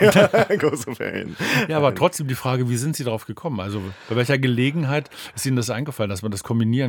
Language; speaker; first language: German; native; German